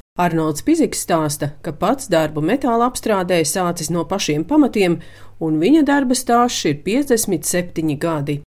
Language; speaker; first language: Latvian; native; Latvian